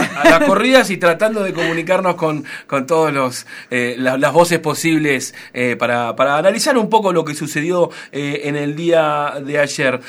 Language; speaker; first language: Spanish; native; Spanish